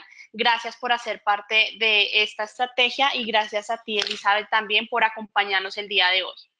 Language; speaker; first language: Spanish; native; Spanish